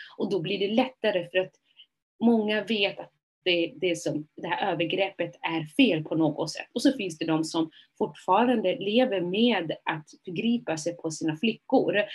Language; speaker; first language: Swedish; early bilingual, other home language; Somali